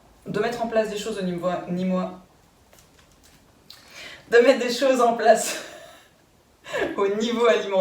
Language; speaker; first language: French; native; French